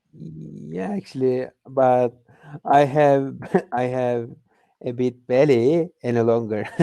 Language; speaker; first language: English; non-native, learner; Turkish